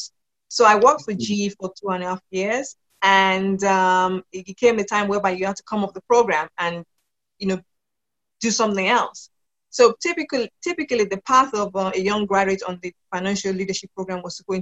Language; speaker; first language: English; non-native, local second language; Yoruba